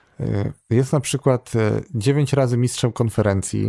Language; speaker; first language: Polish; native; Polish